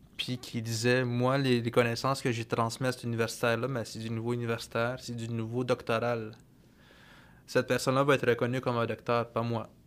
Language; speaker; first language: French; non-native, local second language; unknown